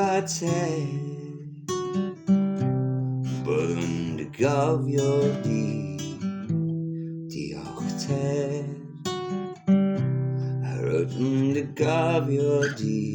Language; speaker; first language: Welsh; non-native, learner; English